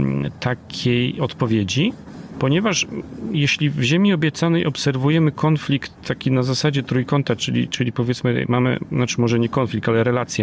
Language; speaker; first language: Polish; native; Polish